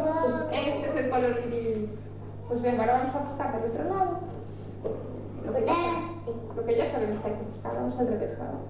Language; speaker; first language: Spanish; native; Spanish